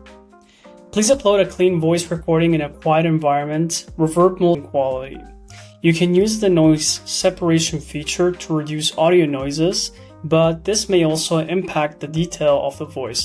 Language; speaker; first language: English; non-native, fluent; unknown